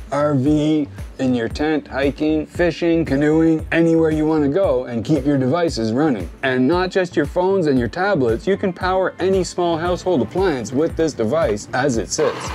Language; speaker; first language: English; native; English